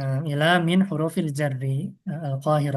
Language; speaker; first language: Arabic; non-native, fluent; Indonesian